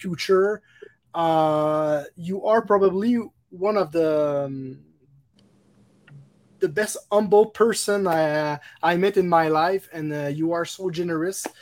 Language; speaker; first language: English; non-native, local second language; French